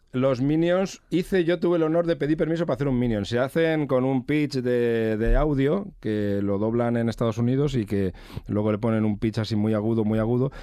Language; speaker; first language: Spanish; native; Spanish